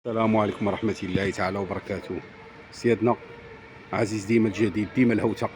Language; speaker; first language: Arabic; native; Arabic